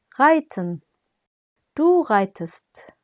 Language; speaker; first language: German; non-native, fluent; Turkish